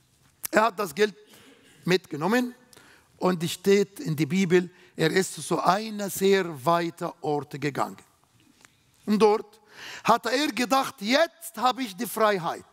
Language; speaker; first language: German; non-native, fluent; Arabic